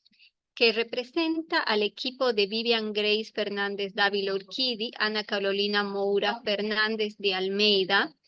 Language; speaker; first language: Spanish; native; Spanish